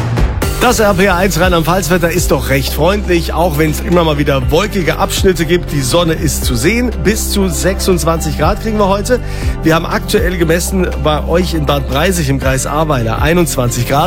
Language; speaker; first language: German; native; German